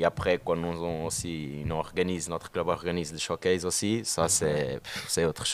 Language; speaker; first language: French; non-native, learner; Portuguese